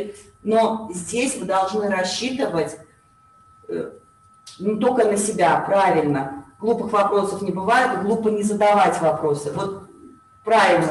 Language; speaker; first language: Russian; native; Russian